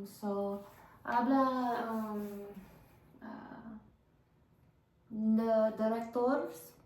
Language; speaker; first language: Spanish; non-native, learner; English